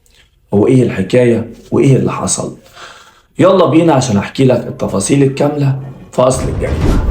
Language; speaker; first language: Arabic; native; Arabic